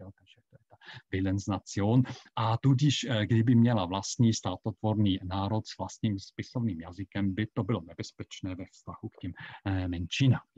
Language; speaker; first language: Czech; non-native, fluent; German